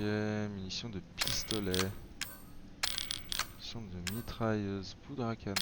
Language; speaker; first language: French; native; French